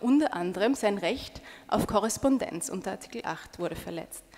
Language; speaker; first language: German; native; German